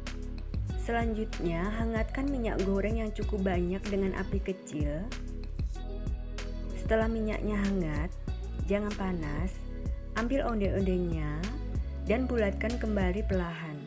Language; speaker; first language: Indonesian; native; Indonesian